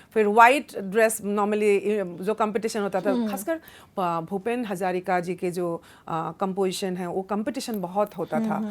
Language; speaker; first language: Hindi; non-native, local second language; Assamese